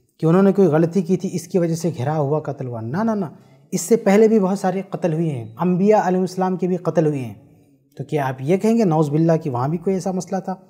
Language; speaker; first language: Hindi; native; Hindi